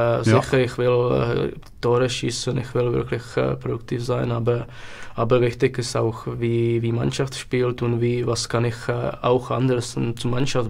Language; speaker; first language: German; non-native, learner; Czech